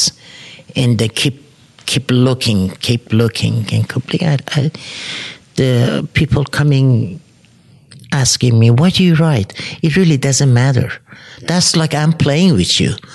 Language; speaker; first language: English; non-native, fluent; Persian